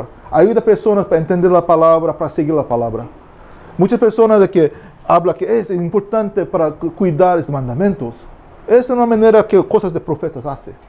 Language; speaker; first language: Spanish; non-native, learner; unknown